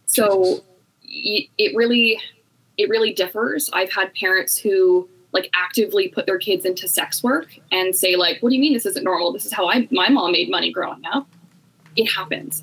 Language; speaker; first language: English; native; English